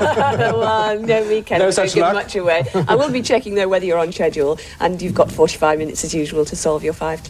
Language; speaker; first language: English; native; English